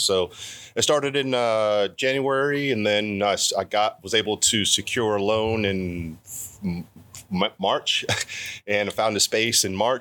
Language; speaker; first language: English; native; English